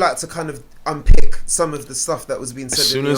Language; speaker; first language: English; native; English